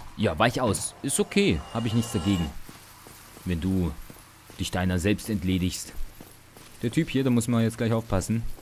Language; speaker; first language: German; early bilingual, other home language; Ukrainian